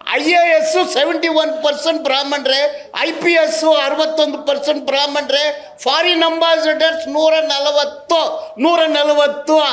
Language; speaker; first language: Kannada; non-native, local second language; Tamil